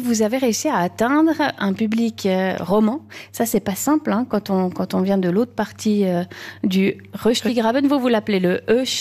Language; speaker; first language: French; native; French